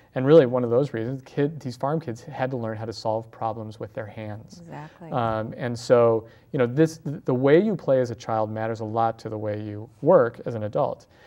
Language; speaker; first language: English; native; English